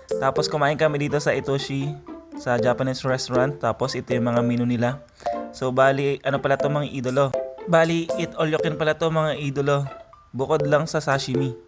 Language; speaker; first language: Filipino; native; Filipino